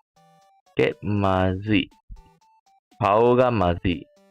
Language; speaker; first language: Japanese; non-native, fluent; Malay